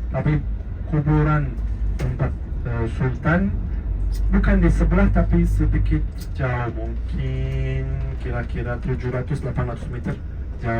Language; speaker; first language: Indonesian; non-native, fluent; Turkish